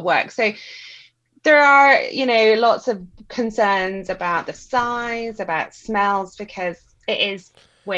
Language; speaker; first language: English; native; English